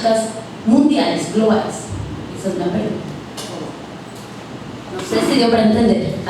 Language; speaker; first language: Portuguese; non-native, fluent; Spanish